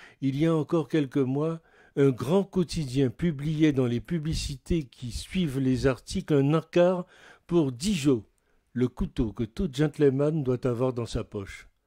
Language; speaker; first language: French; native; French